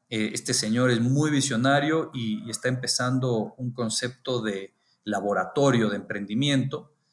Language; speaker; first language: Spanish; native; Spanish